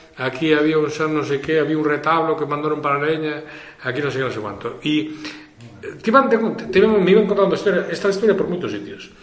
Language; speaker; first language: Spanish; non-native, local second language; Galician